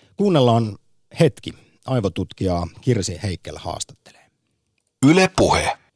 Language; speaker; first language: Finnish; native; Finnish